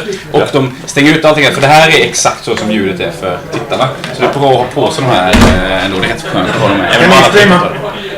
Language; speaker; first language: Swedish; native; Swedish